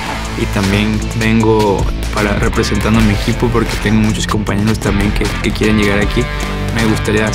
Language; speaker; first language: Spanish; native; Spanish